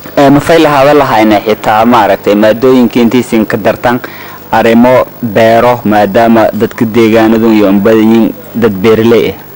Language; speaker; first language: Somali; non-native, local second language; Maay